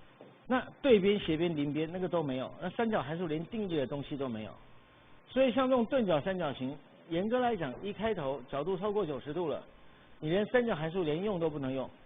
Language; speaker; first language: Chinese; native; Chinese